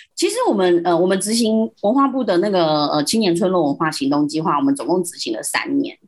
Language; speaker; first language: Chinese; early bilingual, heritage; Chinese